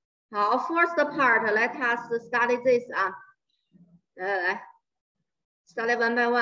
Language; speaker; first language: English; non-native, fluent; Chinese